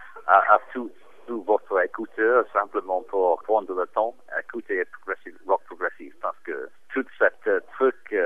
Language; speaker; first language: French; non-native, fluent; English